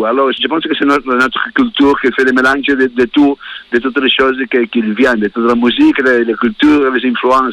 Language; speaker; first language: French; non-native, learner; Spanish